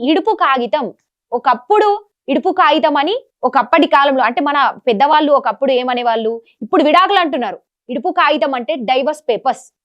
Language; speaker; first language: Telugu; native; Telugu